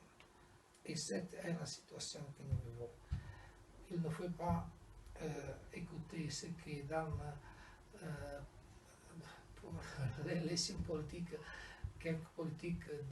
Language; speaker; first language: French; non-native, fluent; Italian